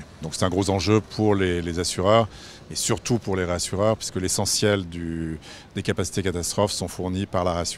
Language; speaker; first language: French; native; French